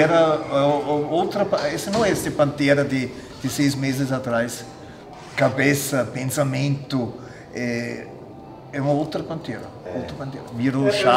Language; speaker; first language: Portuguese; non-native, fluent; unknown